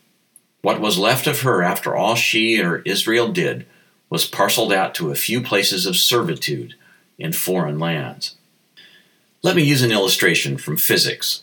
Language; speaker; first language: English; native; English